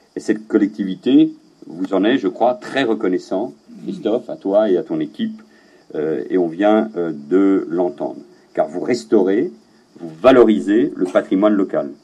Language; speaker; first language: French; native; French